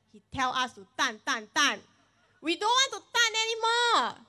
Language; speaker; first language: English; non-native, local second language; Chinese